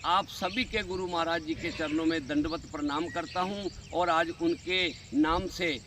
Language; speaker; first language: Hindi; non-native, local second language; Punjabi